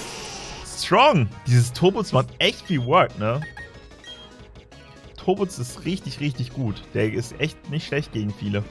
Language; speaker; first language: German; native; German